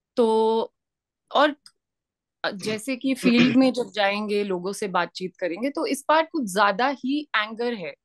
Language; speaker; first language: Hindi; native; Hindi